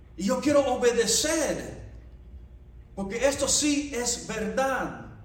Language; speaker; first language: Spanish; non-native, fluent; English